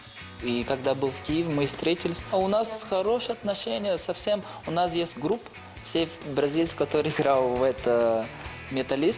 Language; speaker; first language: Russian; non-native, fluent; Portuguese